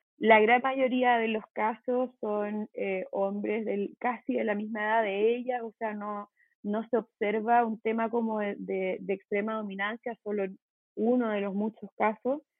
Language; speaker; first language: Spanish; native; Spanish